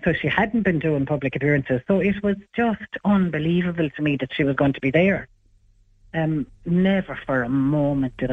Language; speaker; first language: English; native; English